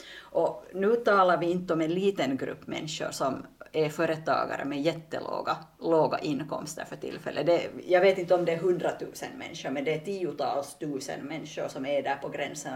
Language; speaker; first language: Swedish; native; Swedish